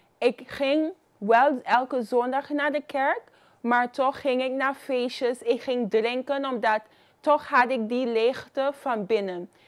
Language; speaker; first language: Dutch; non-native, fluent; Papiamento